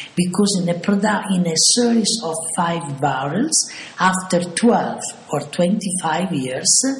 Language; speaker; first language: English; non-native, fluent; Italian